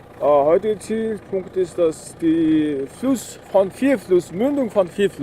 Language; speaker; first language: German; non-native, learner; Mongolian